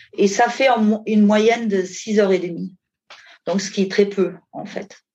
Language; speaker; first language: French; non-native, fluent; German